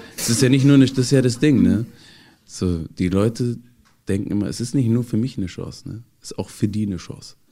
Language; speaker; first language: German; early bilingual, other home language; Tigrinya